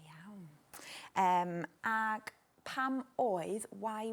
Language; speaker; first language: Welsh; native; Welsh